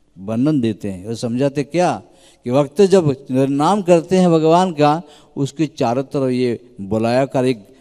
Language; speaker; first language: Hindi; native; Hindi